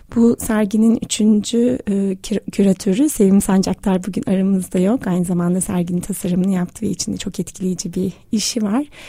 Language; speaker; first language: Turkish; native; Turkish